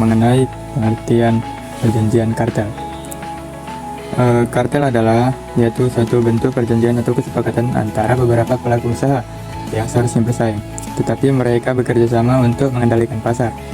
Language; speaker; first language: Indonesian; native; Indonesian